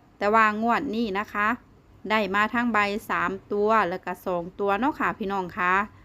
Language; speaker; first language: Thai; non-native, local second language; Northeastern Thai